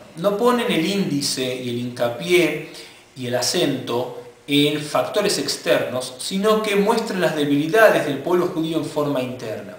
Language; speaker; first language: Spanish; native; Spanish